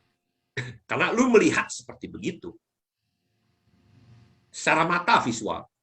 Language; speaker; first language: Indonesian; native; Indonesian